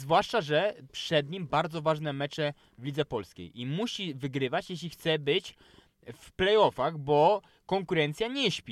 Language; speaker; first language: Polish; native; Polish